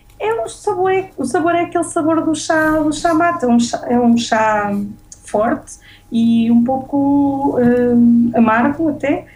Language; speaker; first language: Portuguese; native; Portuguese